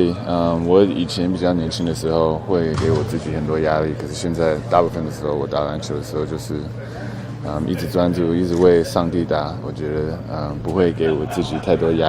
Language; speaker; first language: Chinese; early bilingual, heritage; Chinese